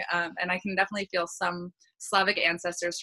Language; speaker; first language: English; early bilingual, other home language; Polish